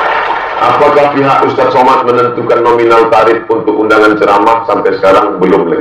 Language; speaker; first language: Indonesian; non-native, local second language; Malay